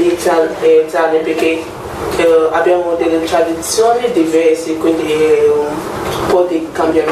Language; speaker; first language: Italian; non-native, learner; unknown